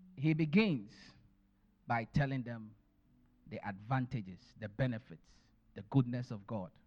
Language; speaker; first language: English; non-native, local second language; Akan